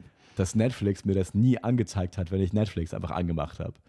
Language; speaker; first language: German; non-native, fluent; Russian